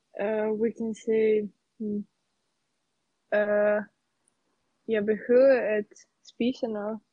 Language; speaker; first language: Danish; non-native, fluent; Serbian